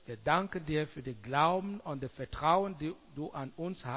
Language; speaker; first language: German; non-native, learner; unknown